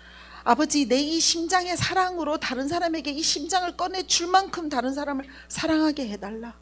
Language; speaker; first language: Korean; native; Korean